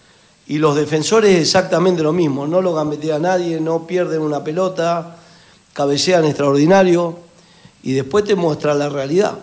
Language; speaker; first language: Spanish; native; Spanish